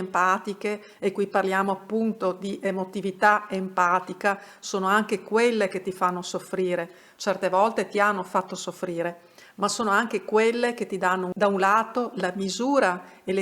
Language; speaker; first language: Italian; native; Italian